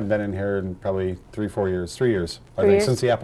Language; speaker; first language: English; native; English